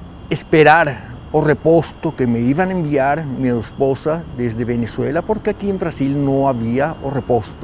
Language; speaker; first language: Portuguese; non-native, learner; Spanish